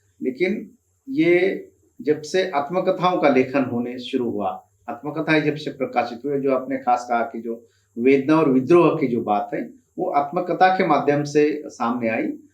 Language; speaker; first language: Hindi; non-native, local second language; Marathi